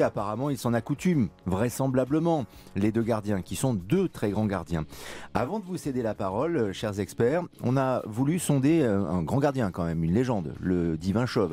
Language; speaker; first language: French; native; French